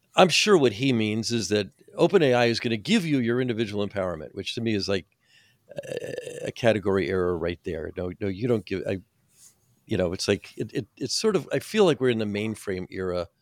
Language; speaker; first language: English; native; English